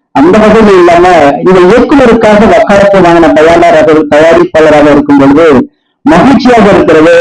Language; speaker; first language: Tamil; native; Tamil